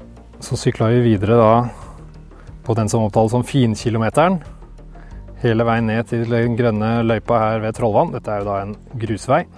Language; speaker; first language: Norwegian; native; Norwegian